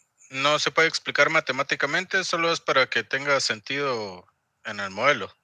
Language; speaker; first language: Spanish; native; Spanish